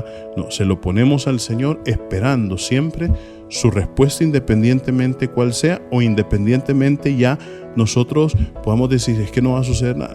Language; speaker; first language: Spanish; native; Spanish